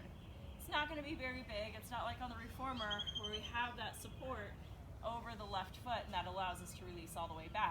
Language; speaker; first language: English; native; English